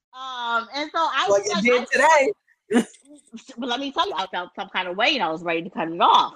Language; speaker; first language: English; native; English